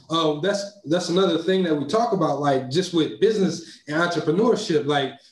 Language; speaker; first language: English; native; English